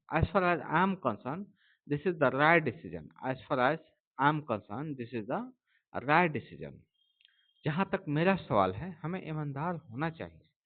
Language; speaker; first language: Hindi; native; Hindi